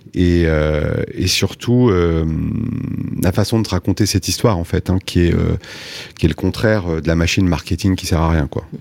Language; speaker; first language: French; native; French